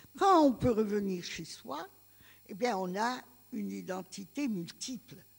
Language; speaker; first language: French; non-native, local second language; Greek